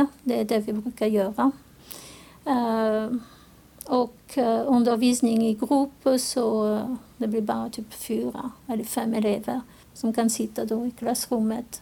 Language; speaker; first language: Swedish; non-native, fluent; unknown